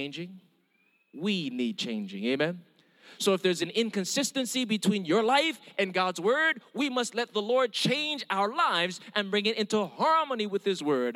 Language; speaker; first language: English; early bilingual, other home language; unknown